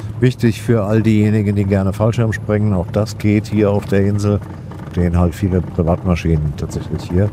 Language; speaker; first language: German; native; German